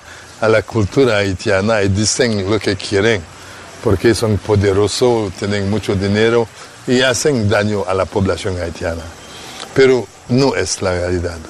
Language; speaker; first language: Spanish; non-native, fluent; Haitian Creole